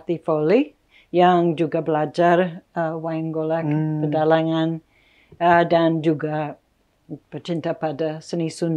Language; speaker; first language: Indonesian; non-native, fluent; English